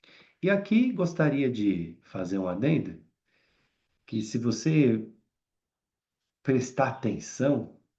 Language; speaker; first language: Portuguese; native; Portuguese